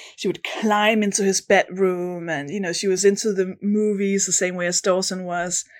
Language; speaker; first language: English; non-native, fluent; Danish